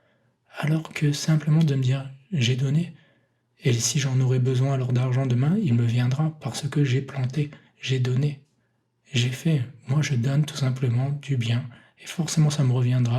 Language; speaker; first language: French; native; French